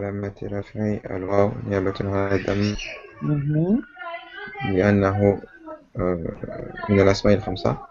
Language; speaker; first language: Arabic; non-native, learner; French